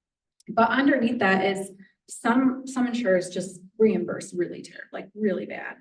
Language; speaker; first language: English; native; English